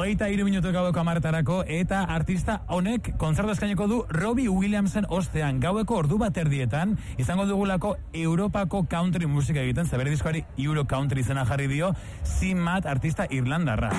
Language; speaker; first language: Basque; native; Basque